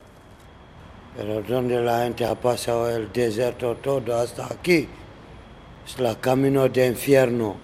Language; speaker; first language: Spanish; non-native, learner; Arabic